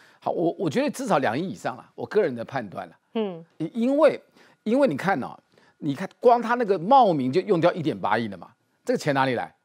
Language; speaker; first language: Chinese; native; Chinese